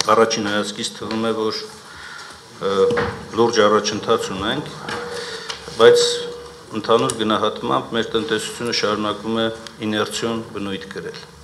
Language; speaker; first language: Armenian; native; Armenian